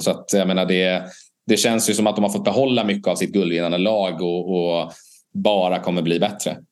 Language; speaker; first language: Swedish; native; Swedish